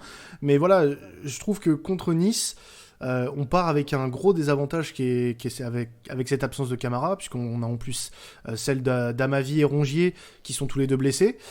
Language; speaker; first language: French; native; French